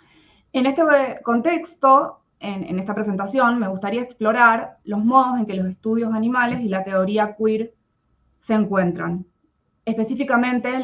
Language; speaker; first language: Spanish; native; Spanish